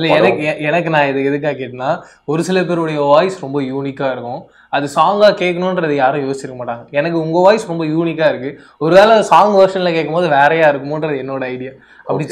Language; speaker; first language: Tamil; native; Tamil